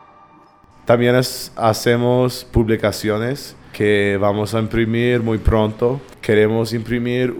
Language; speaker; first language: Spanish; non-native, fluent; English